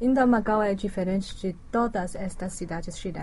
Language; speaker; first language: Portuguese; non-native, fluent; Chinese